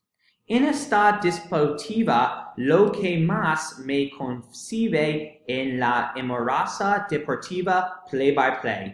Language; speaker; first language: Spanish; non-native, learner; English